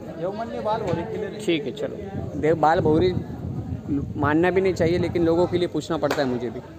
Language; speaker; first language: Hindi; non-native, local second language; Marathi